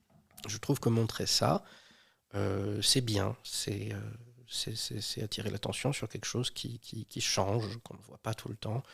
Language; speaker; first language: French; native; French